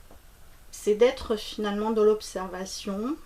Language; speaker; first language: French; native; French